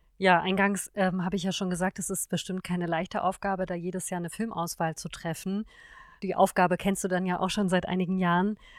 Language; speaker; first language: German; native; German